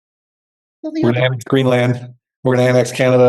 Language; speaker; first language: English; native; English